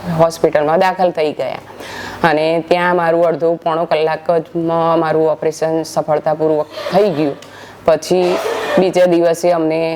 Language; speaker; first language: Gujarati; native; Gujarati